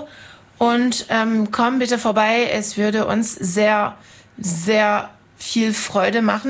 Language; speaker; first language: German; non-native, fluent; French